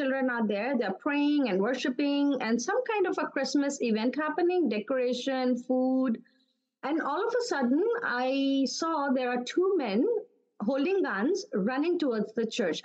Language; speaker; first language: English; non-native, local second language; Urdu